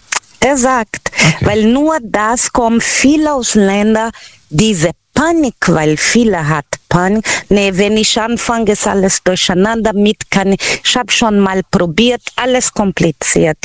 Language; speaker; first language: German; non-native, learner; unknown